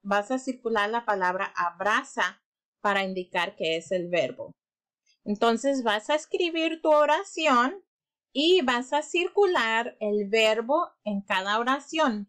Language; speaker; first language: Spanish; early bilingual, heritage; Spanish